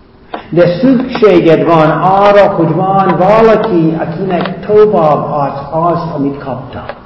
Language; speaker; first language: Hungarian; non-native, fluent; English